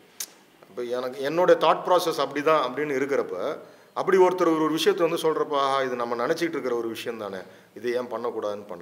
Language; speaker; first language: Tamil; native; Tamil